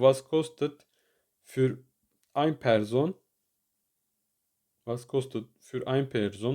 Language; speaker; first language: German; non-native, learner; Turkish